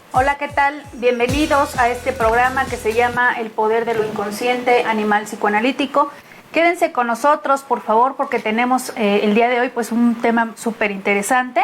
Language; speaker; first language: Spanish; native; Spanish